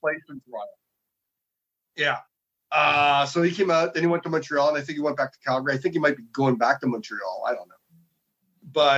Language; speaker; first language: English; native; English